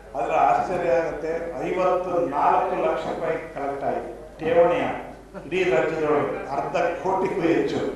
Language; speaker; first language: Kannada; native; Kannada